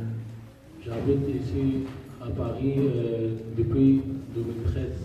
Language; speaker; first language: French; non-native, learner; Rohingya